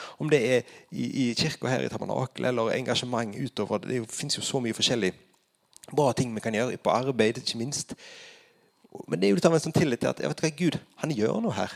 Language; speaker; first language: Norwegian; native; Norwegian